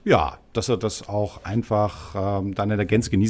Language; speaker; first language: German; native; German